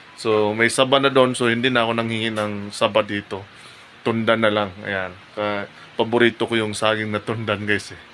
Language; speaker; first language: Filipino; non-native, local second language; Cebuano